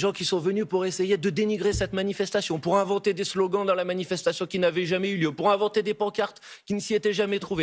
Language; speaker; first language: French; native; French